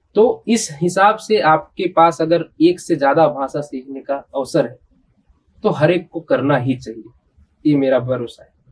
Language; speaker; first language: Hindi; native; Hindi